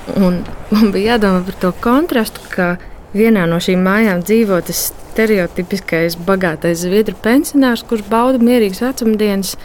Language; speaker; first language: Latvian; native; Latvian